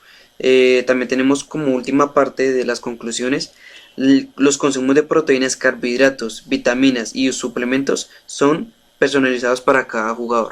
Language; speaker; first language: Spanish; native; Spanish